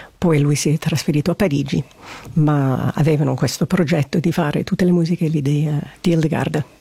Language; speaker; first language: Italian; non-native, fluent; English